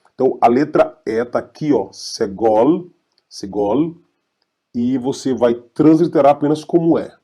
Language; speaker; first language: Portuguese; native; Portuguese